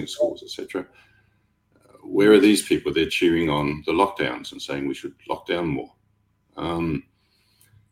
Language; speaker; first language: English; native; English